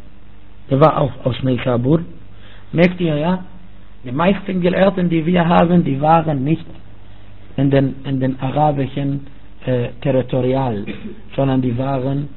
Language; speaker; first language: German; non-native, fluent; Arabic